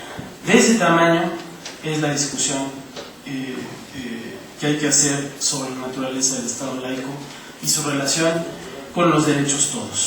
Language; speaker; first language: Spanish; native; Spanish